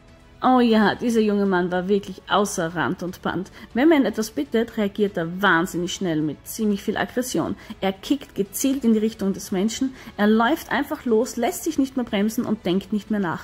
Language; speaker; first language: German; native; German